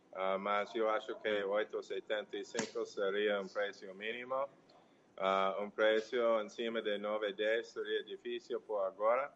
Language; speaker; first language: Portuguese; non-native, learner; English